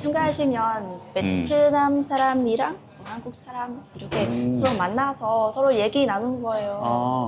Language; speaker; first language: Korean; non-native, fluent; Vietnamese